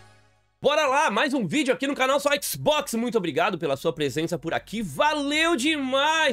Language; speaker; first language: Portuguese; native; Portuguese